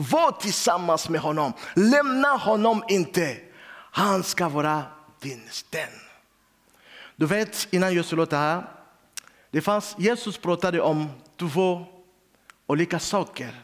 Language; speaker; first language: Swedish; non-native, learner; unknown